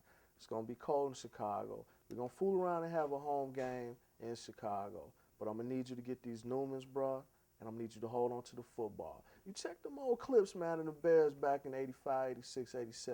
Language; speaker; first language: English; native; English